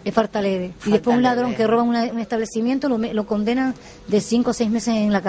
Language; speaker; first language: Spanish; native; Spanish